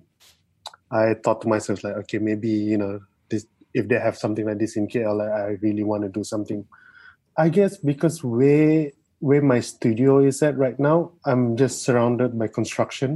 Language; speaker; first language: English; non-native, local second language; Malay